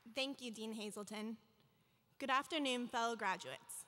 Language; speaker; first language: English; native; English